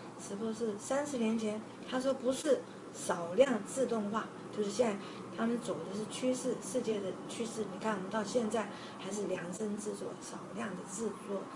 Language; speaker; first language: Chinese; native; Chinese